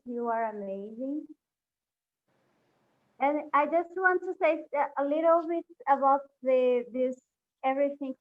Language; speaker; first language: English; non-native, learner; Portuguese